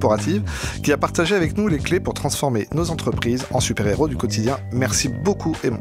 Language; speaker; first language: French; native; French